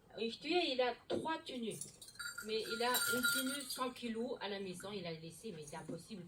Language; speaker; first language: French; non-native, learner; Mongolian